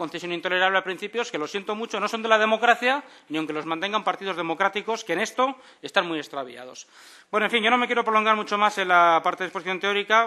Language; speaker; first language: Spanish; native; Spanish